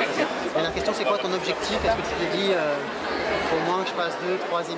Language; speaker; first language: French; native; French